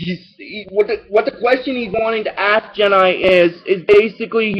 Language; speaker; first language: English; native; English